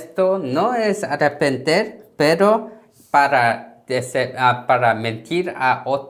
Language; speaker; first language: Spanish; non-native, learner; Korean